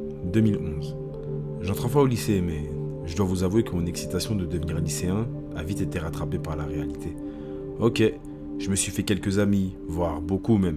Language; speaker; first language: French; native; French